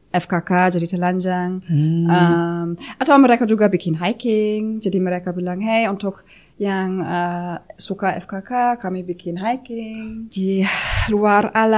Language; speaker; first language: Indonesian; non-native, fluent; German